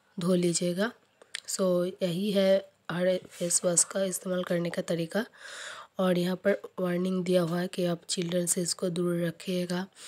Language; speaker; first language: Hindi; non-native, local second language; Bangla